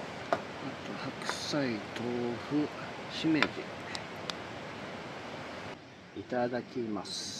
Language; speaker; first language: Japanese; native; Japanese